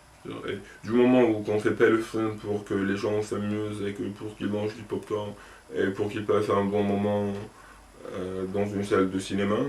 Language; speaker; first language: French; non-native, local second language; Arabic